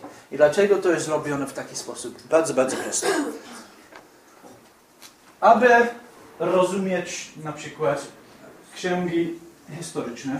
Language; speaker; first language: Polish; non-native, fluent; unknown